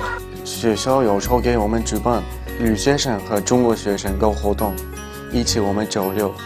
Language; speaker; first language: Chinese; non-native, fluent; Tajik